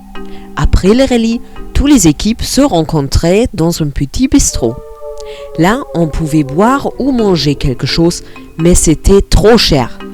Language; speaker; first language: French; non-native, learner; German